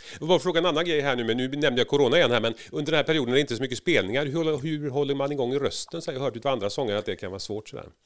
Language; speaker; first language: Swedish; native; Swedish